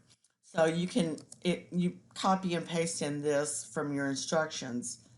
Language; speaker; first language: English; native; English